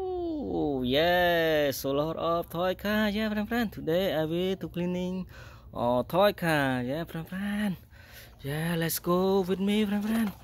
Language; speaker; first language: English; non-native, learner; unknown